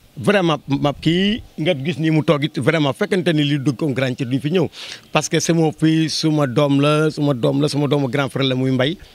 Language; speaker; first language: Wolof; native; Wolof